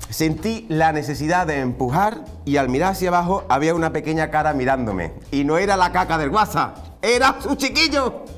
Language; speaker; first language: Spanish; native; Spanish